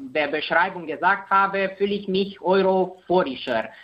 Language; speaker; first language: German; non-native, fluent; Romanian